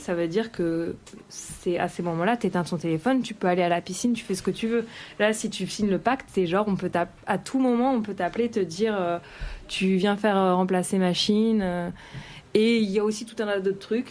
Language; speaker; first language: French; native; French